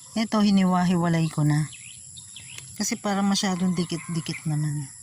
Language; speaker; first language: Filipino; native; Filipino